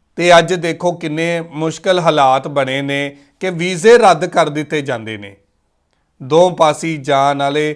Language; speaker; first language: Punjabi; native; Punjabi